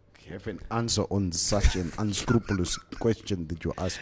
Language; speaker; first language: English; non-native, local second language; Afrikaans